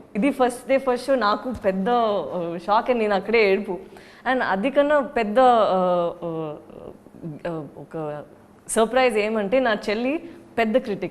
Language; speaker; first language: Telugu; non-native, learner; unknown